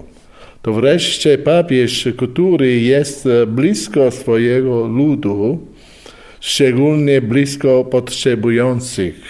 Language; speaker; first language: Polish; non-native, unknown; Italian